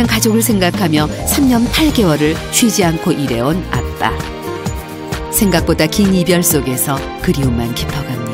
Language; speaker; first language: Korean; native; Korean